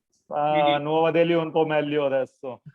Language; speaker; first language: Italian; non-native, learner; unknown